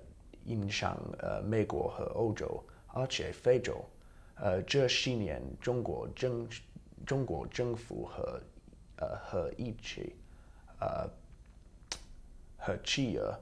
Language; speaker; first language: Chinese; non-native, learner; English